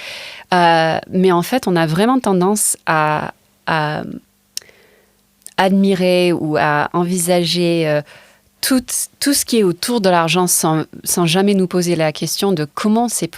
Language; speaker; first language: French; non-native, fluent; English